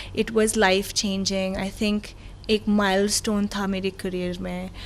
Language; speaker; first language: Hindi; non-native, learner; Arabic